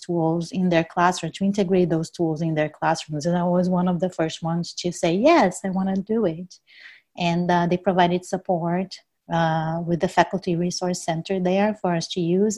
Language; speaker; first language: English; non-native, fluent; Portuguese